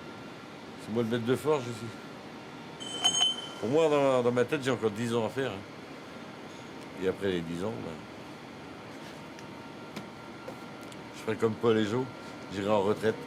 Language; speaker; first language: French; native; French